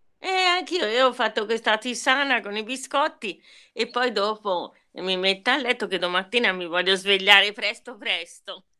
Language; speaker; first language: Italian; native; Italian